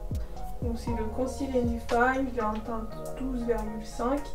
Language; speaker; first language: French; native; French